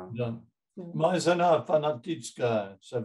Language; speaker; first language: Russian; non-native, fluent; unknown